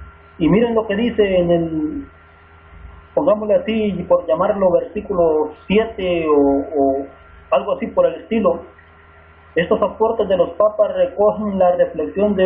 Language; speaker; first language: Spanish; native; Spanish